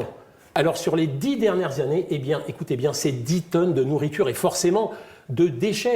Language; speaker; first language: French; native; French